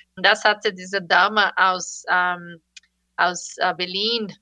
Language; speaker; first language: German; non-native, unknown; Portuguese